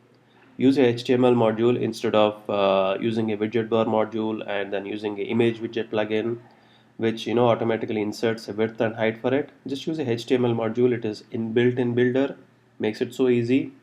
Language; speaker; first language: English; non-native, local second language; Telugu